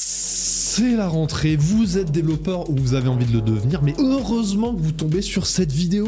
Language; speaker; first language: French; native; French